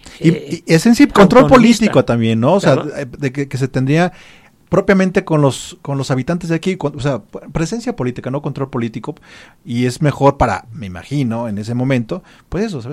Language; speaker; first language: Spanish; native; Spanish